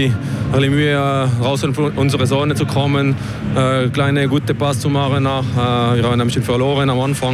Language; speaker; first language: German; non-native, local second language; French